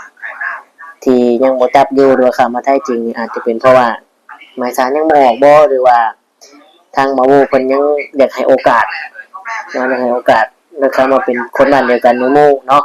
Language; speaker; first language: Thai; non-native, local second language; Lao